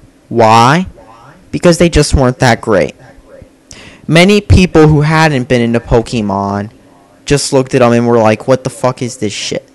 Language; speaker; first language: English; native; English